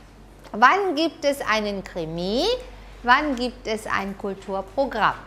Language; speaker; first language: German; non-native, fluent; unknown